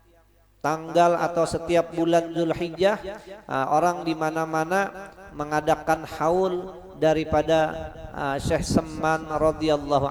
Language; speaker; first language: Indonesian; non-native, local second language; Banjar